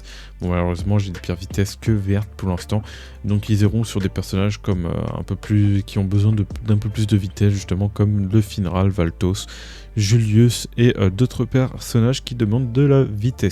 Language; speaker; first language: French; native; French